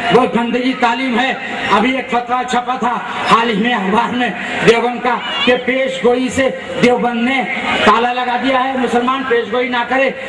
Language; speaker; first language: Urdu; native; Urdu